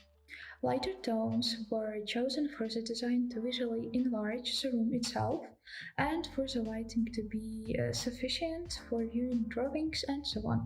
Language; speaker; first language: English; non-native, fluent; Ukrainian